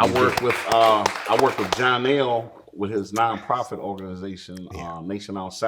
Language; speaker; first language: English; native; English